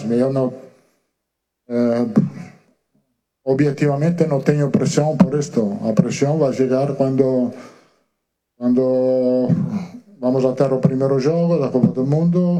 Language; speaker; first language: Portuguese; non-native, fluent; Italian